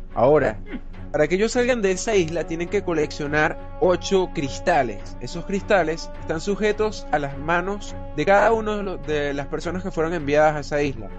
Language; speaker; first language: Spanish; native; Spanish